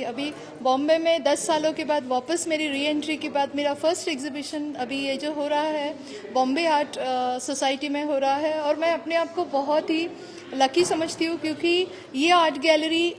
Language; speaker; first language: Hindi; native; Hindi